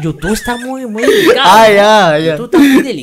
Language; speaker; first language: Spanish; native; Spanish